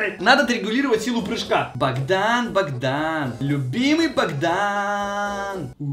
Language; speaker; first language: Russian; native; Russian